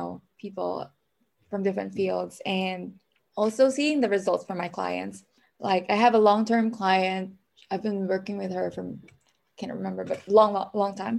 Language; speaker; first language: English; non-native, local second language; Filipino